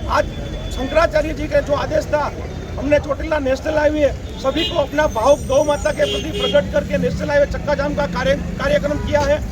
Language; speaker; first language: Hindi; non-native, local second language; Gujarati